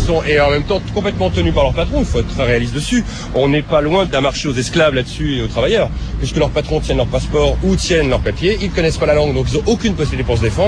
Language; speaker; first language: French; native; French